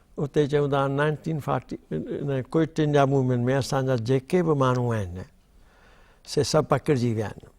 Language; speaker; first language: Sindhi; native; Sindhi